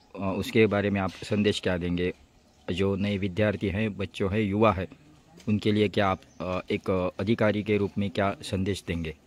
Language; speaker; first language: Hindi; non-native, local second language; Marathi